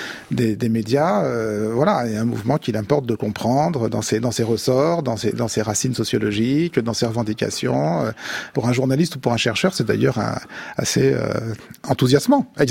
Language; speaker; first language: French; native; French